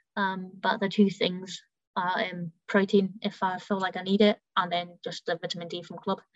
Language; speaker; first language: English; early bilingual, heritage; German